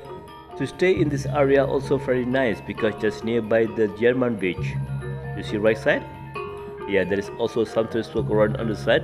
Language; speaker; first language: English; non-native, learner; Indonesian